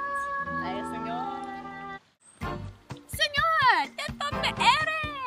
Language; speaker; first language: Spanish; non-native, learner; English